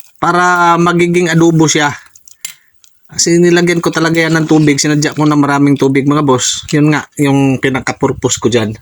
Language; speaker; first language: Filipino; non-native, local second language; Cebuano